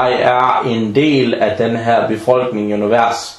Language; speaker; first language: Danish; non-native, fluent; Arabic